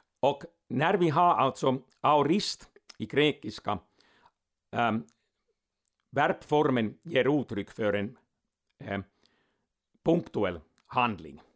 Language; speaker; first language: Swedish; non-native, local second language; Finnish